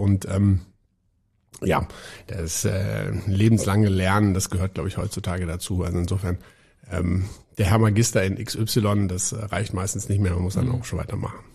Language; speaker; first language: German; native; German